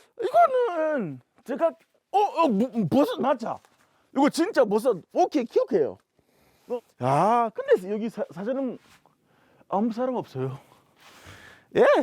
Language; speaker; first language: Korean; non-native, learner; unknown